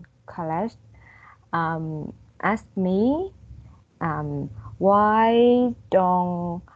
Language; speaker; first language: English; non-native, learner; Vietnamese